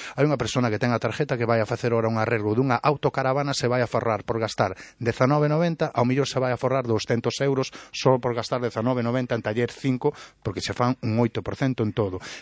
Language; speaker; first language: Galician; non-native, local second language; Spanish